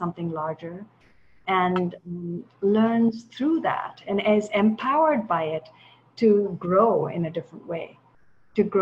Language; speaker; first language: English; non-native, local second language; Tamil